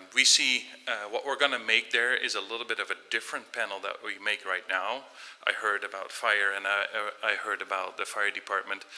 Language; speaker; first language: English; non-native, fluent; Dutch